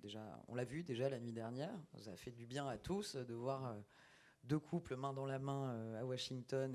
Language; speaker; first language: French; native; French